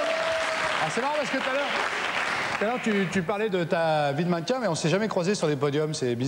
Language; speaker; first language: French; native; French